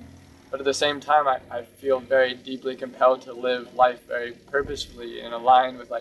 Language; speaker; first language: English; native; English